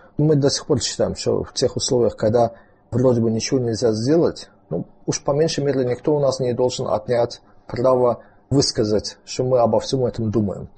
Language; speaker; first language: Russian; non-native, local second language; Azerbaijani